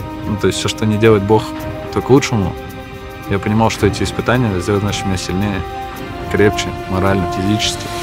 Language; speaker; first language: Russian; native; Russian